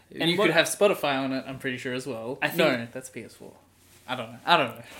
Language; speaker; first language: English; native; English